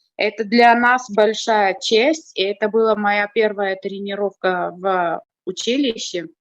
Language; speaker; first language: Russian; non-native, fluent; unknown